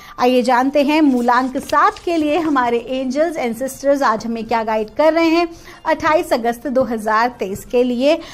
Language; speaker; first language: Hindi; native; Hindi